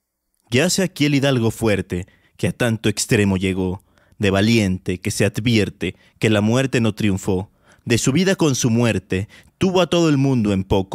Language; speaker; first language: Spanish; native; Spanish